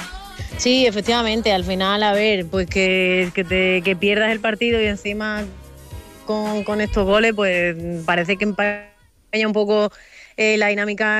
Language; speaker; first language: Spanish; native; Spanish